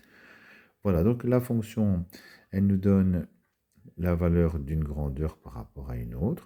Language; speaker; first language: French; native; French